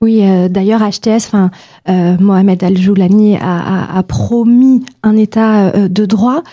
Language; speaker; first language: French; native; French